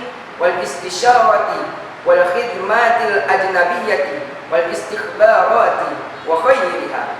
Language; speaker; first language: Arabic; non-native, learner; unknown